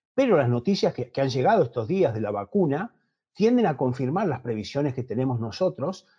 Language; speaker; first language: Spanish; native; Spanish